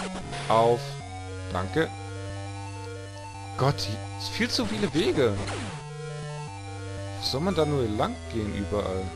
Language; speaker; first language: German; native; German